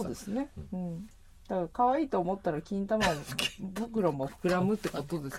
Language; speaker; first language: Japanese; native; Japanese